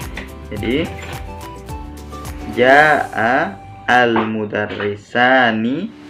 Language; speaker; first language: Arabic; non-native, fluent; Indonesian